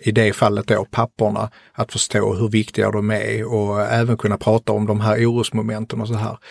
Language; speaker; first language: Swedish; native; Swedish